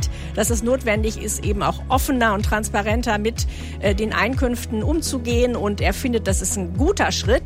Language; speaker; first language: German; native; German